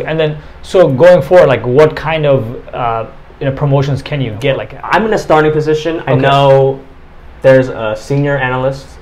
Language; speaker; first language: English; native; English